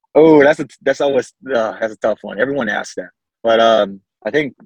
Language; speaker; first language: English; early bilingual, other home language; Samoan